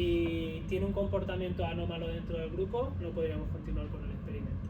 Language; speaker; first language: Spanish; native; Spanish